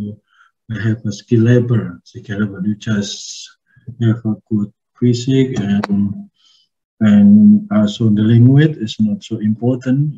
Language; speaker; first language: English; non-native, learner; Indonesian